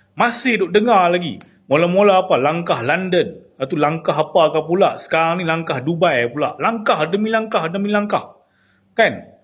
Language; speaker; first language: Malay; native; Malay